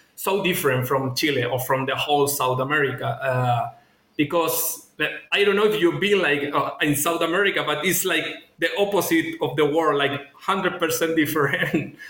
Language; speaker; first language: English; non-native, fluent; Spanish